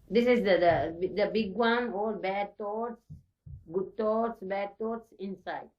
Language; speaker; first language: English; non-native, learner; Sinhala